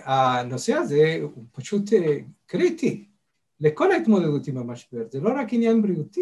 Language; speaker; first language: Hebrew; non-native, fluent; Spanish